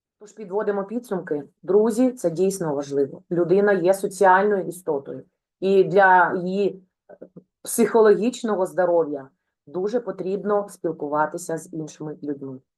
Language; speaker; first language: Ukrainian; non-native, local second language; Russian